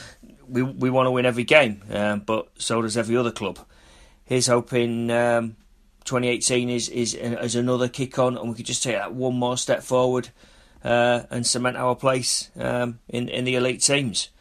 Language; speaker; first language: English; native; English